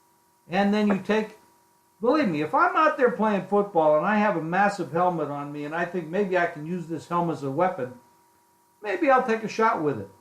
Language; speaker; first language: English; native; English